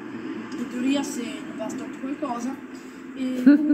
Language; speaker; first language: Italian; native; Italian